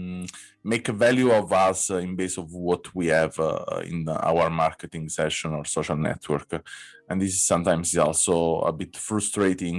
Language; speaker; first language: English; non-native, fluent; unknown